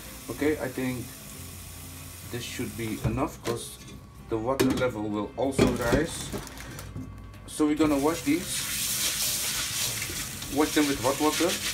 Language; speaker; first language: English; non-native, fluent; Dutch